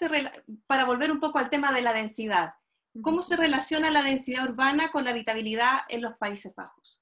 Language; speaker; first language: Spanish; native; Spanish